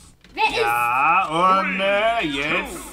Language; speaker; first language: German; non-native, learner; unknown